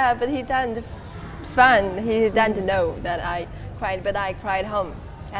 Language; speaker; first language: English; non-native, learner; Chinese